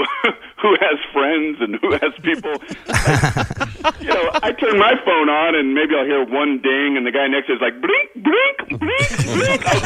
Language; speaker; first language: English; native; English